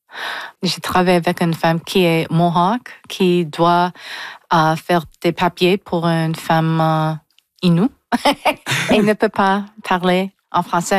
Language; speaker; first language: French; non-native, local second language; English